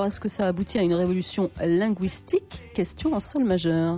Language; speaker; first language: French; native; French